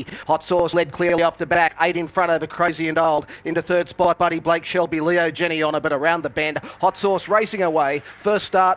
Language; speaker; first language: English; native; English